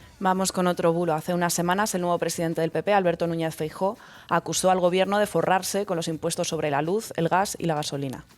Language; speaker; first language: Spanish; native; Spanish